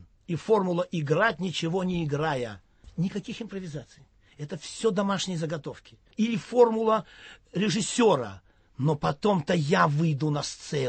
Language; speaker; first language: Russian; native; Russian